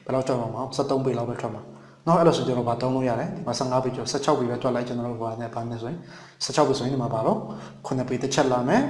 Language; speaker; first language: Burmese; native; Burmese